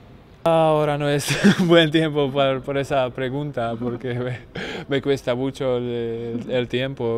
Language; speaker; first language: Spanish; non-native, fluent; Czech